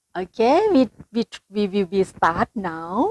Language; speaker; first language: English; non-native, learner; Thai